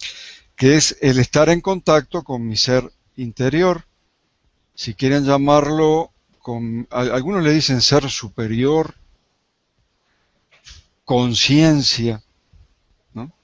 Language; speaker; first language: Spanish; native; Spanish